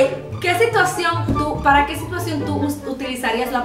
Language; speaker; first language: Spanish; native; Spanish